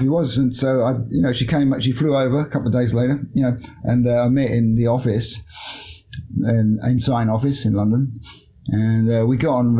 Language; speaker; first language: English; native; English